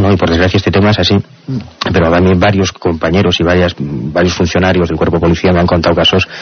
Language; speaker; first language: Spanish; native; Spanish